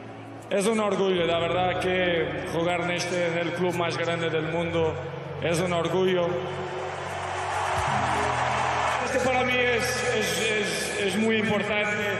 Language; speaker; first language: Spanish; non-native, fluent; Portuguese